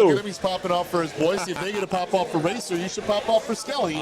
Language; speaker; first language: English; native; English